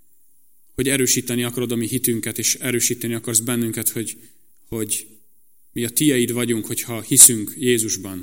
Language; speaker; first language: Hungarian; native; Hungarian